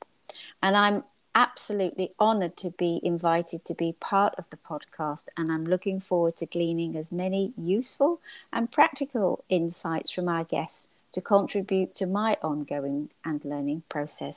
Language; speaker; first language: English; native; English